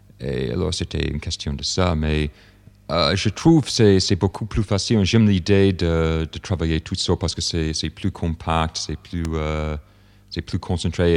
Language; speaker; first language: French; non-native, fluent; English